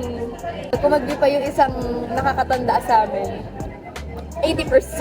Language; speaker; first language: Filipino; native; Filipino